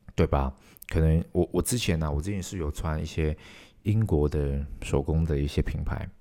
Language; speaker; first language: Chinese; non-native, local second language; Cantonese